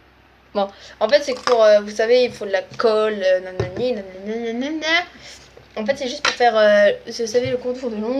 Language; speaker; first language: French; native; French